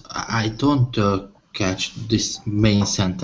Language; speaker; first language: English; non-native, learner; Hungarian